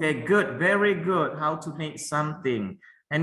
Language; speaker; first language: English; non-native, learner; Indonesian